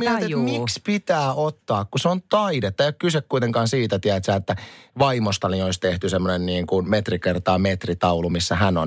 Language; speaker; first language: Finnish; native; Finnish